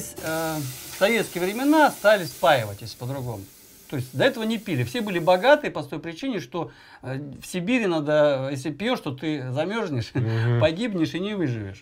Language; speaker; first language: Russian; native; Russian